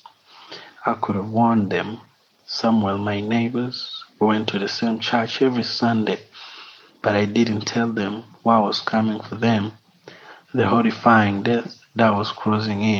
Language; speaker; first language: English; non-native, local second language; Kinyarwanda